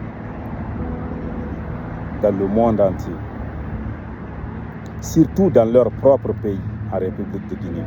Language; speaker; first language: French; non-native, local second language; Fula